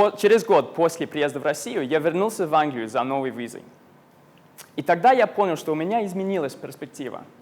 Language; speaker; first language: Russian; non-native, fluent; English